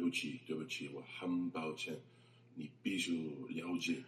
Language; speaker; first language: Chinese; non-native, learner; English